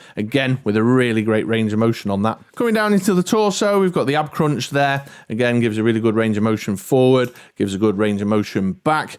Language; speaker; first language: English; native; English